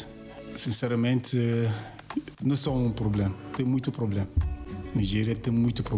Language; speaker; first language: Portuguese; non-native, learner; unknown